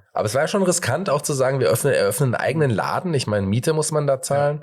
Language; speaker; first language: German; native; German